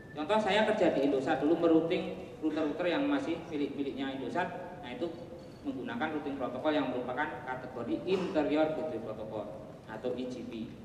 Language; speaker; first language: Indonesian; non-native, local second language; Javanese